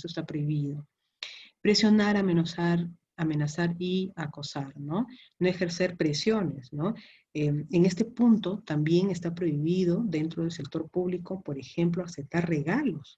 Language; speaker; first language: Spanish; native; Spanish